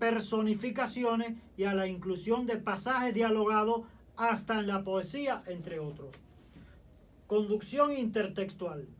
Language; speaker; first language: Spanish; native; Spanish